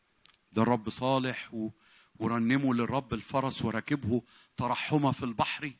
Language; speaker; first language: Arabic; native; Arabic